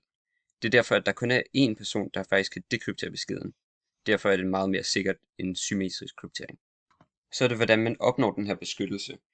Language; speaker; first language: Danish; native; Danish